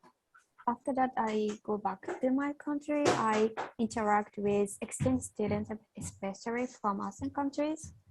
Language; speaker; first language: English; non-native, fluent; Japanese